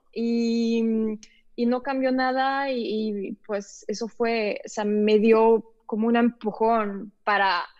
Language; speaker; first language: Spanish; early bilingual, other home language; French